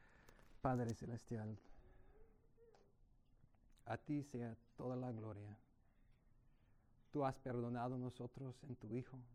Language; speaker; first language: Spanish; non-native, fluent; English